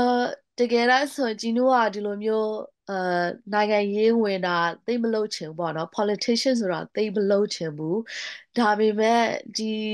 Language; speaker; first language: Burmese; non-native, local second language; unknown